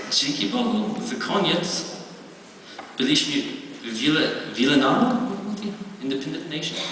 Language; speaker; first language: Polish; non-native, learner; Hebrew